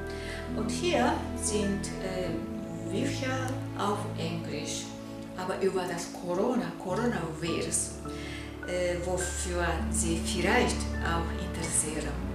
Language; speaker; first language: German; non-native, fluent; Japanese